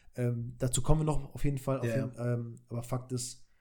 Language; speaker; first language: German; early bilingual, other home language; Albanian